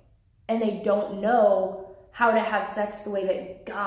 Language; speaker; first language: English; native; English